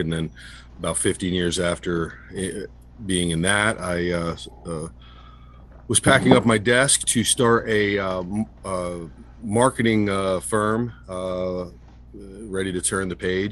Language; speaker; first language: English; native; English